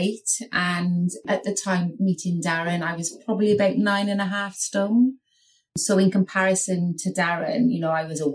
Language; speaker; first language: English; native; English